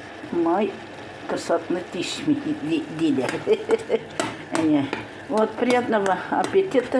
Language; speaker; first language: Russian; non-native, local second language; Tatar